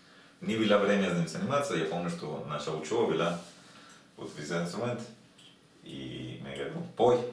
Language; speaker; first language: Russian; non-native, learner; Spanish